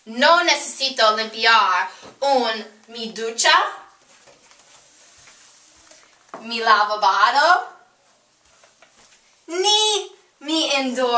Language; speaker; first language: Spanish; non-native, learner; English